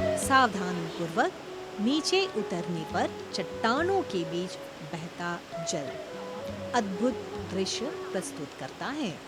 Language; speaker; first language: Hindi; non-native, local second language; Morisyen